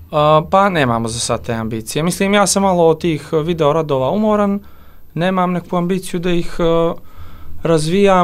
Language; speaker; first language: Serbian; native; Serbian